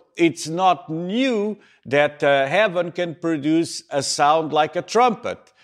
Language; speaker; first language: English; native; English